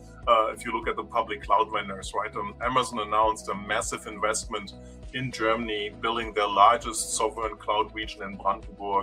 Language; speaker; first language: English; non-native, fluent; German